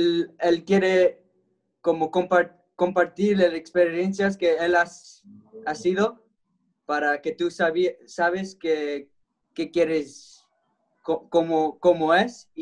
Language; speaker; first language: Spanish; early bilingual, heritage; Spanish